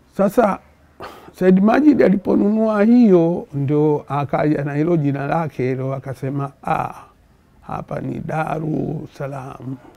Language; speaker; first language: Swahili; native; Swahili